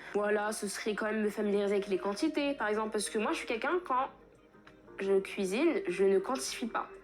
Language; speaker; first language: French; early bilingual, other home language; Fula